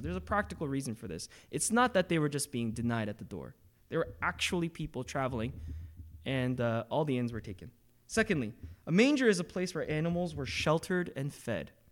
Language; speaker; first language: English; early bilingual, other home language; Korean